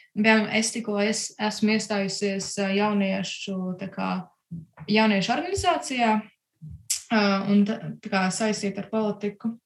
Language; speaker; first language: Latvian; early bilingual, heritage; Latvian